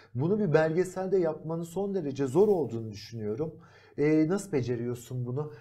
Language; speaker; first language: Turkish; native; Turkish